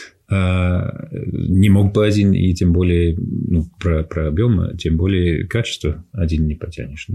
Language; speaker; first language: Russian; non-native, fluent; English